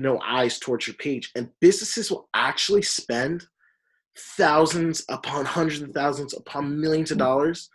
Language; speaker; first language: English; native; English